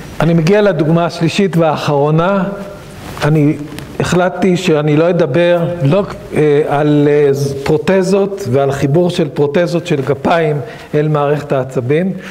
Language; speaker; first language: Hebrew; native; Hebrew